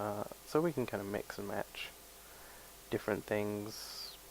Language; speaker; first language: English; native; English